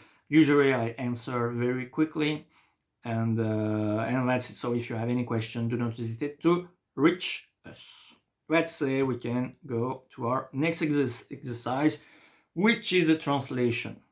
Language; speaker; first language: English; non-native, fluent; French